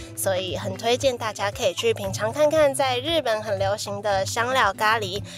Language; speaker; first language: Chinese; native; Chinese